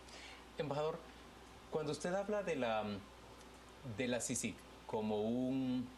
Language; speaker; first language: Spanish; native; Spanish